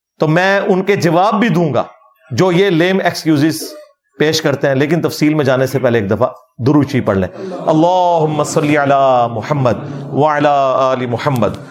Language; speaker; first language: Urdu; non-native, local second language; Punjabi